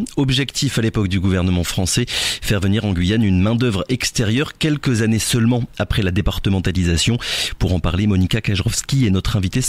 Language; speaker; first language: French; native; French